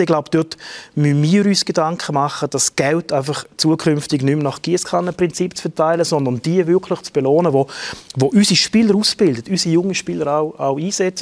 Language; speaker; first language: German; native; German